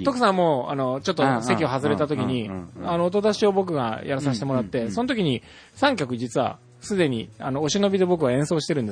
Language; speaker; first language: Japanese; native; Japanese